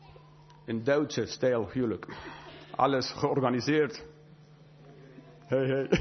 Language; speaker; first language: Dutch; non-native, fluent; English